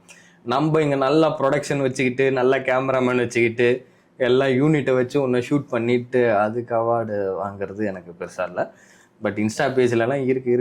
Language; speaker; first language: Tamil; native; Tamil